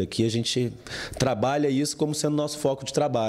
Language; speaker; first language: Portuguese; native; Portuguese